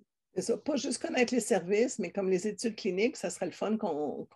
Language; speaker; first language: French; native; French